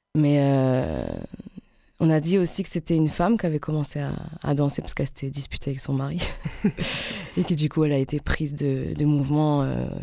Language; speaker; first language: French; native; French